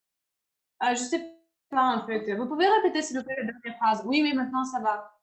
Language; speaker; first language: French; non-native, fluent; Russian